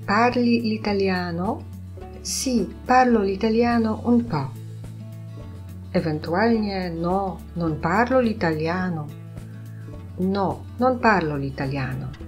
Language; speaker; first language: Italian; non-native, fluent; Polish